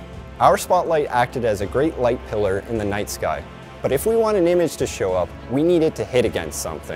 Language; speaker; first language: English; native; English